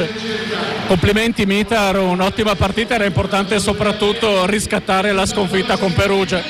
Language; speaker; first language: Italian; native; Italian